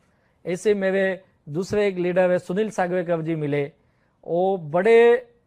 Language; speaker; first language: Hindi; native; Hindi